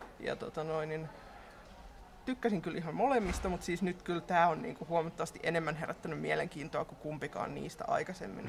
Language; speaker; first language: Finnish; native; Finnish